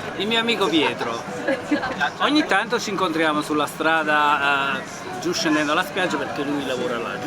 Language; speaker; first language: Italian; native; Italian